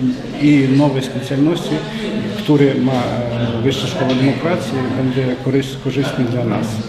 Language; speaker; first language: Polish; non-native, learner; Ukrainian